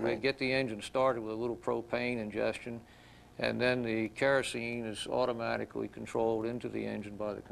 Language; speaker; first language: English; native; English